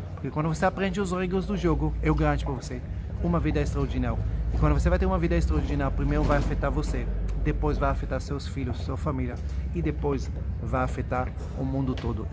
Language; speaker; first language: Portuguese; non-native, fluent; Hebrew